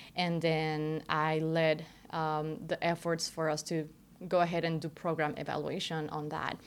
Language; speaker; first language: English; non-native, fluent; Spanish